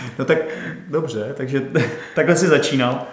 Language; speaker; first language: Czech; native; Czech